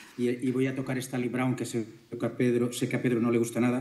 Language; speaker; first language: Spanish; native; Spanish